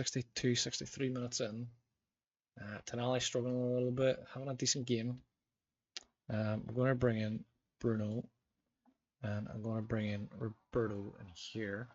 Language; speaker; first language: English; native; English